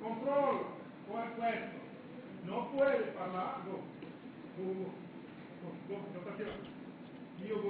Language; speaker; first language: Italian; non-native, learner; Romanian